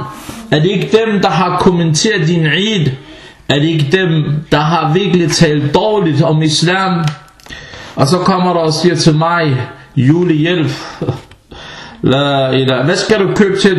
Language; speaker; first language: Danish; non-native, fluent; Arabic